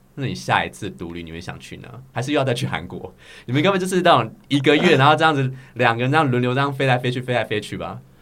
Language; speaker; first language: Chinese; native; Chinese